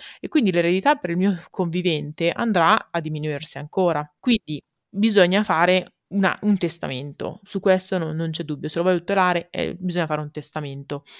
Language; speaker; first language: Italian; native; Italian